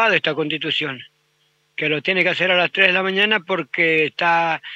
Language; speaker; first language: Spanish; native; Spanish